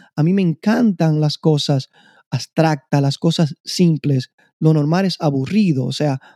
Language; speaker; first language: Spanish; native; Spanish